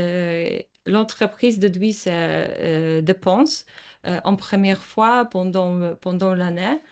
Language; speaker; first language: French; non-native, learner; Polish